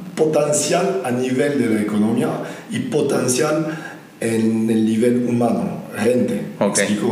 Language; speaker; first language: Spanish; non-native, fluent; French